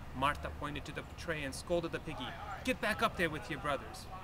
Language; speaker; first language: English; native; English